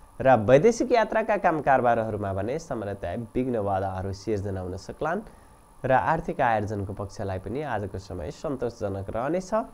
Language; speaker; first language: Nepali; native; Nepali